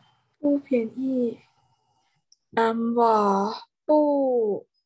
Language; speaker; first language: Chinese; non-native, learner; Thai